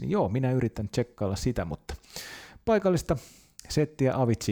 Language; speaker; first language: Finnish; native; Finnish